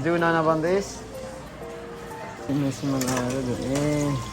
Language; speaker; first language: Japanese; non-native, learner; Nepali